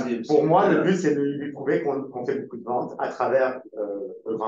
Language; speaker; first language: French; native; French